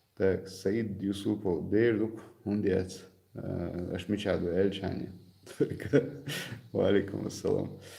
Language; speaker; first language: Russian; non-native, local second language; Chechen